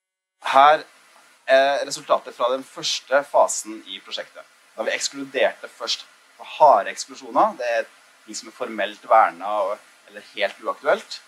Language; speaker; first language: Norwegian; native; Norwegian